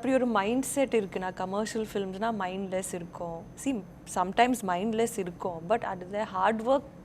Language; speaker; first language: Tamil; non-native, learner; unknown